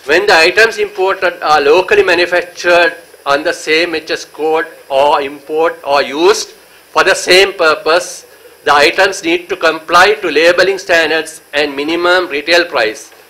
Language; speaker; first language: English; non-native, local second language; Sinhala